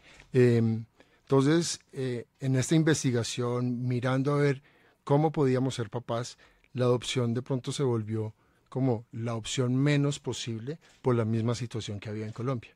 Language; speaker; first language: Spanish; native; Spanish